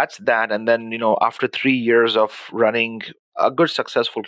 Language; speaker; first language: English; non-native, local second language; Urdu